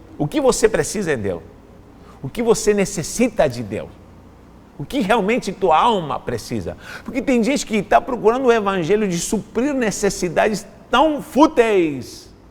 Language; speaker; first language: Portuguese; non-native, fluent; Spanish